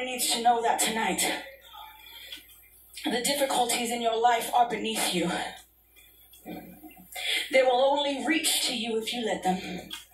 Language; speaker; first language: English; early bilingual, other home language; Spanish